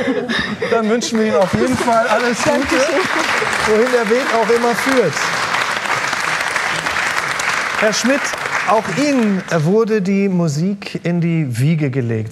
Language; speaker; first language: German; native; German